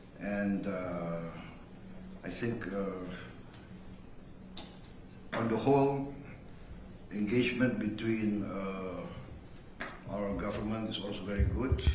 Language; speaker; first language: English; non-native, fluent; Indonesian